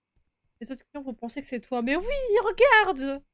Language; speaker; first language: French; native; French